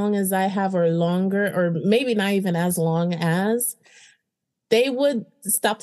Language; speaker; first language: English; early bilingual, other home language; Haitian Creole